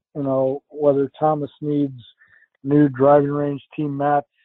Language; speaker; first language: English; native; English